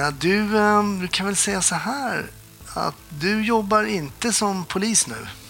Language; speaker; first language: Swedish; native; Swedish